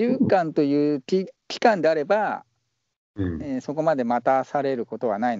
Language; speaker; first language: Japanese; native; Japanese